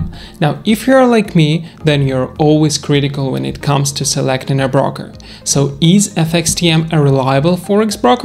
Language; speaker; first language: English; non-native, fluent; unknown